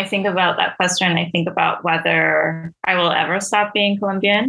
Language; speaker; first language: English; non-native, fluent; Spanish